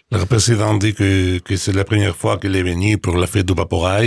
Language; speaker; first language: French; non-native, learner; Spanish